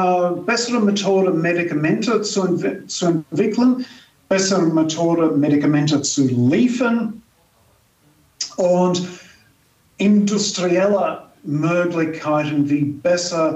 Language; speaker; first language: German; non-native, fluent; English